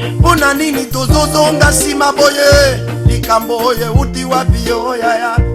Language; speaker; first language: Lingala; native; Lingala